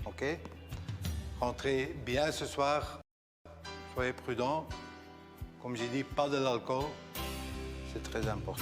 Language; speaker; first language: French; non-native, local second language; Dutch